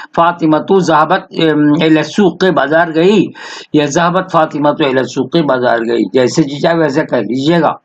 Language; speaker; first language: Urdu; native; Urdu